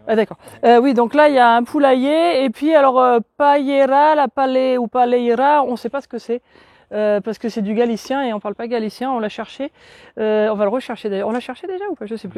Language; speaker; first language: French; native; French